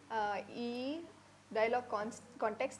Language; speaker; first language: Telugu; non-native, learner; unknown